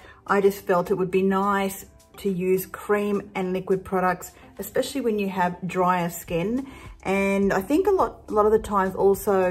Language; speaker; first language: English; native; English